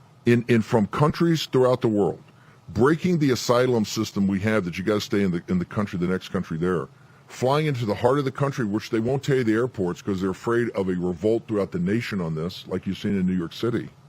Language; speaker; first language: English; native; English